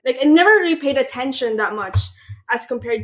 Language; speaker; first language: English; non-native, local second language; Aklanon